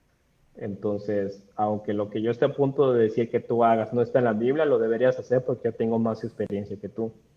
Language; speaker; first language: Spanish; native; Spanish